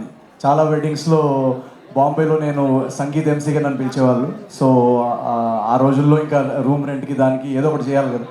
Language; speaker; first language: Telugu; native; Telugu